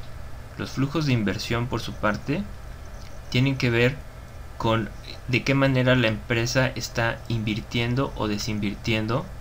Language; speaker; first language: Spanish; native; Spanish